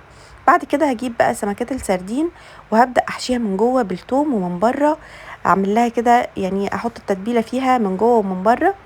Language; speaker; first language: Arabic; native; Arabic